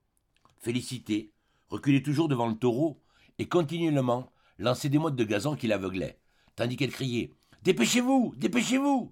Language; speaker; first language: French; native; French